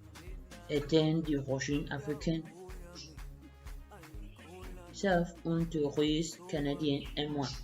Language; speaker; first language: French; non-native, learner; Spanish